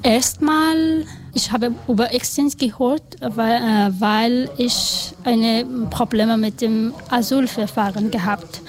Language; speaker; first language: German; non-native, learner; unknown